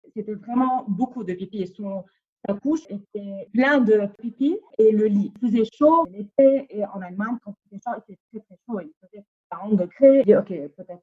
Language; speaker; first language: French; non-native, fluent; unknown